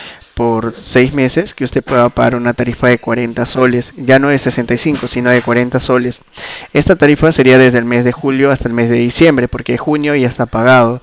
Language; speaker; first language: Spanish; native; Spanish